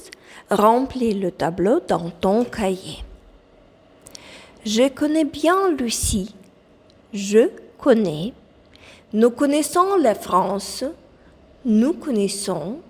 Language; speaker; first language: French; non-native, fluent; Ukrainian